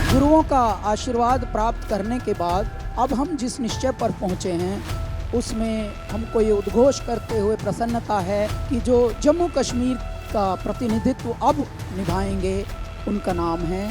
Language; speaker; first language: Hindi; native; Hindi